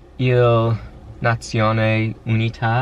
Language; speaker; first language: Italian; non-native, learner; English